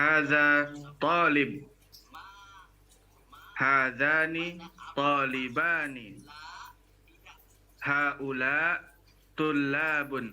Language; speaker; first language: Arabic; non-native, learner; Indonesian